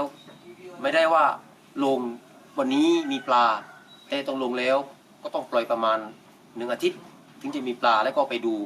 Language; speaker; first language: Thai; non-native, local second language; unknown